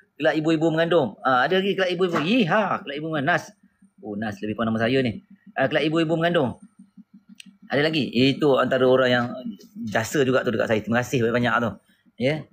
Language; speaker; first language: Malay; native; Malay